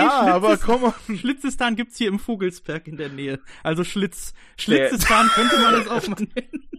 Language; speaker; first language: German; native; German